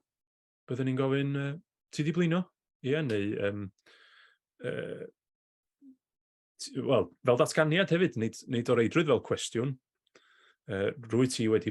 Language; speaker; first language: Welsh; native; Welsh